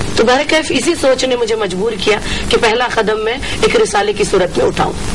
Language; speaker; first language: Urdu; native; Urdu